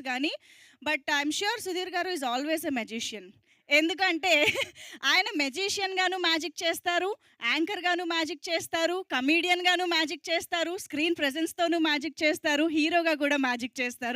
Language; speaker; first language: Telugu; native; Telugu